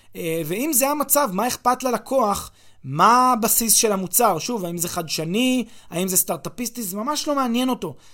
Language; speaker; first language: Hebrew; native; Hebrew